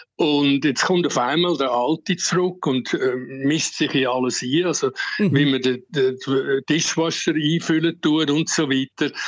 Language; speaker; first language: German; native; German